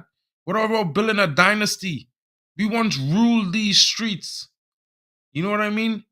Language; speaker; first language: English; native; English